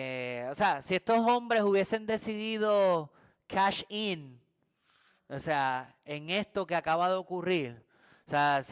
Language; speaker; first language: Spanish; native; Spanish